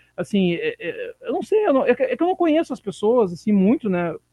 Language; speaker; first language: Portuguese; native; Portuguese